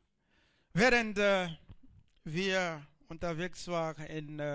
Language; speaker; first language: German; non-native, learner; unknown